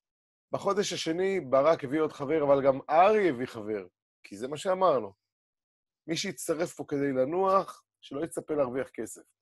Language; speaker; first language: Hebrew; native; Hebrew